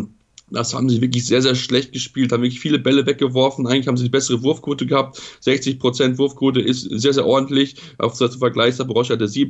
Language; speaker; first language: German; native; German